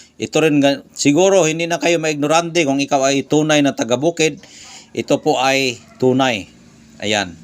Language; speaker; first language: Filipino; non-native, local second language; Cebuano